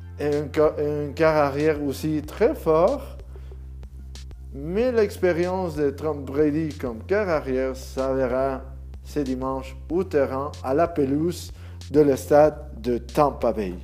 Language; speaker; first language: French; non-native, learner; Spanish